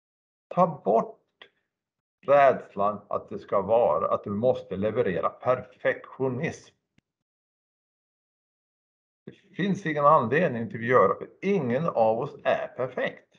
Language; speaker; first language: Swedish; native; Swedish